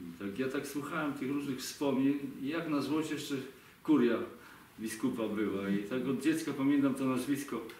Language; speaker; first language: Polish; native; Polish